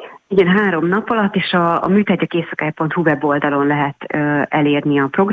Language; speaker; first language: Hungarian; native; Hungarian